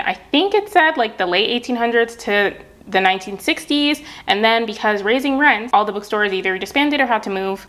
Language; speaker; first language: English; native; English